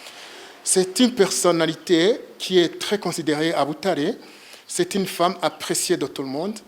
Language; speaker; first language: French; non-native, local second language; Rundi